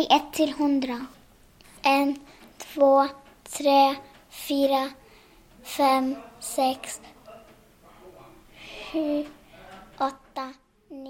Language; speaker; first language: Swedish; early bilingual, other home language; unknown